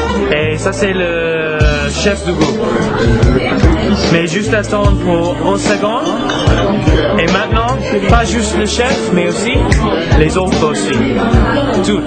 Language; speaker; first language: French; non-native, learner; English